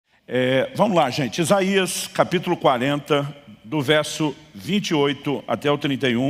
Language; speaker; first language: Portuguese; native; Portuguese